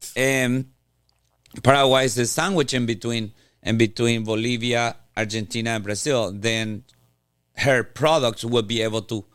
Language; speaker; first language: English; non-native, fluent; Spanish